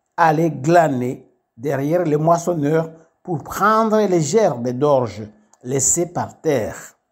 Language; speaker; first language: French; non-native, local second language; Kinyarwanda